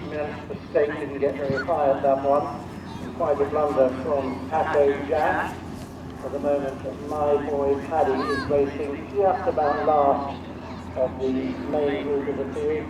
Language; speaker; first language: English; native; English